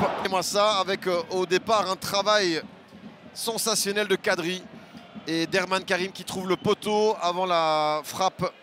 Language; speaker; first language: French; native; French